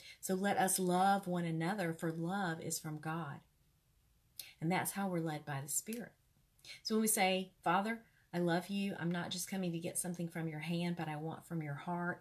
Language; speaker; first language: English; native; English